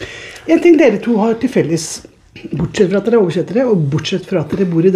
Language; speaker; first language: Norwegian; native; Norwegian